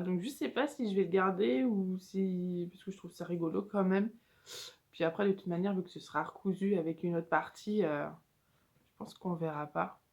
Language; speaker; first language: French; native; French